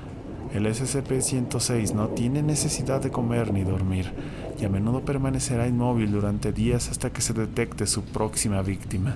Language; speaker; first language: Spanish; native; Spanish